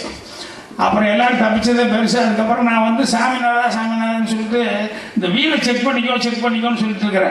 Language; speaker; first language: Tamil; native; Tamil